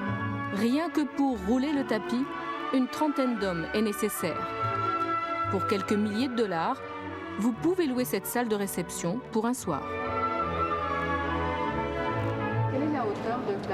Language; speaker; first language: French; native; French